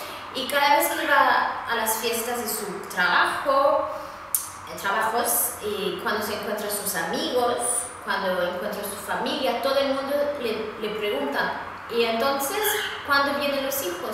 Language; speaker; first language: Spanish; non-native, fluent; Swedish